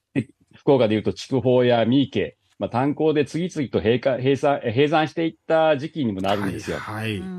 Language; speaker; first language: Japanese; native; Japanese